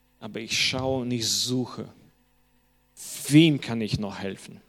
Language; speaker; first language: German; non-native, fluent; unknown